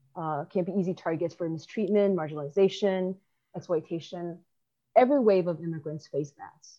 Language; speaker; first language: English; early bilingual, other home language; Chinese